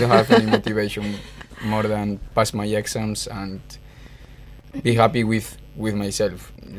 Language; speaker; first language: English; non-native, fluent; Spanish